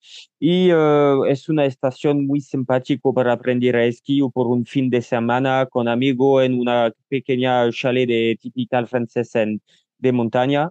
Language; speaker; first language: Spanish; non-native, learner; French